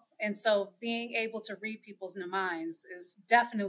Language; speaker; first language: English; native; English